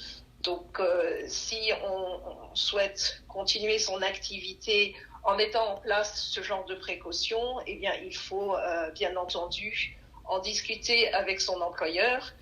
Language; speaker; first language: French; native; French